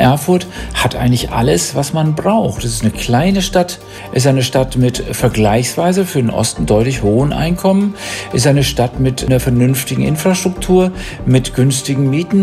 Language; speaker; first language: German; native; German